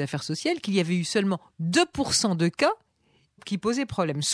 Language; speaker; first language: French; native; French